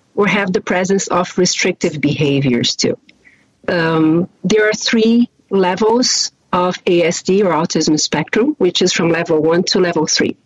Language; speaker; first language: English; non-native, fluent; Portuguese